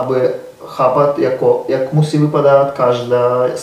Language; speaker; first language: Czech; non-native, learner; Russian